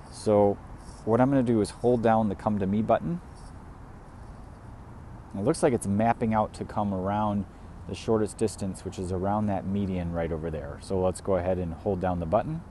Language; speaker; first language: English; native; English